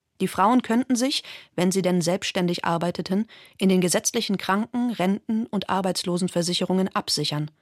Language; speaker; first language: German; native; German